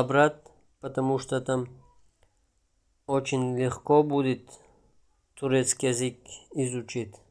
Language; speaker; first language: Russian; non-native, local second language; Tajik